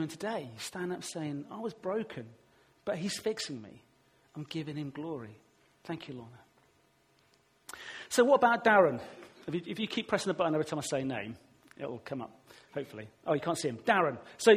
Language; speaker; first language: English; native; English